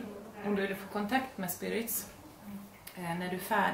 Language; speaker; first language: Swedish; native; Swedish